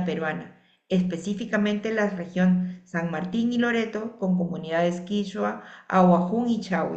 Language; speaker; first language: Spanish; native; Spanish